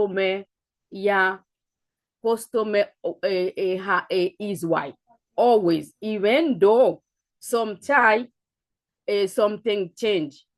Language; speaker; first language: English; non-native, learner; Haitian Creole